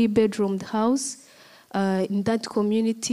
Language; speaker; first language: English; non-native, local second language; Kinyarwanda